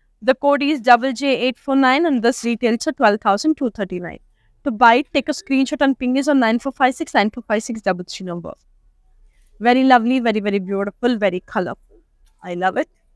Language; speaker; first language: English; non-native, local second language; Telugu